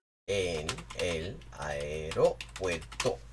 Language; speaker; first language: Spanish; non-native, learner; English